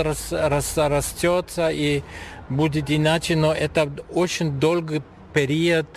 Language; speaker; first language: Russian; non-native, fluent; German